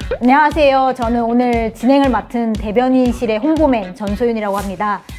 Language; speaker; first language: Korean; early bilingual, heritage; Korean